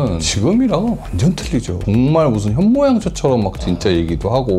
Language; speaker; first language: Korean; native; Korean